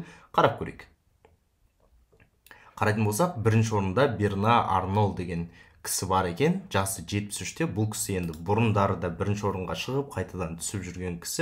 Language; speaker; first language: Kazakh; native; Kazakh